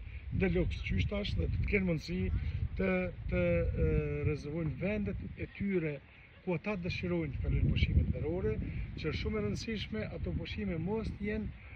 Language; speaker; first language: Albanian; native; Albanian